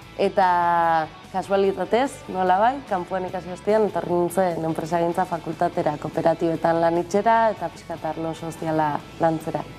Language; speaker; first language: Basque; native; Basque